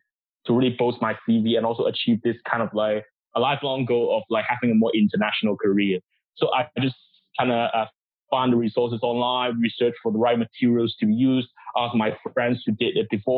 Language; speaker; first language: English; non-native, local second language; Cantonese